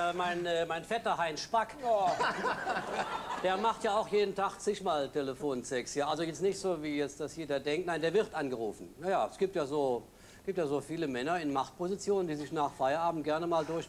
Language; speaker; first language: German; native; German